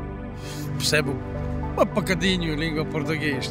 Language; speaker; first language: Portuguese; non-native, learner; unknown